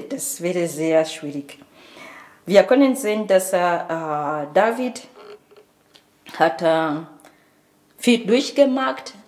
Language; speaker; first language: German; non-native, learner; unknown